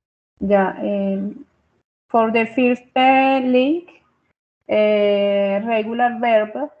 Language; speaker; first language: English; non-native, fluent; Spanish